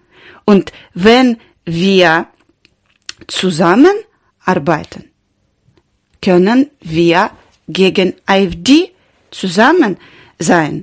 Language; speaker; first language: German; non-native, learner; Ukrainian